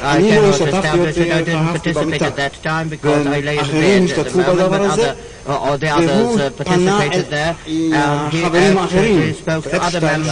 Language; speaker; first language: Hebrew; non-native, fluent; German